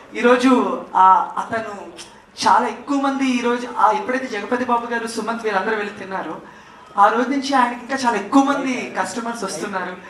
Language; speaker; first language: Telugu; native; Telugu